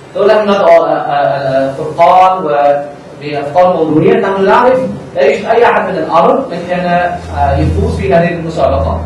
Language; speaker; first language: Arabic; non-native, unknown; English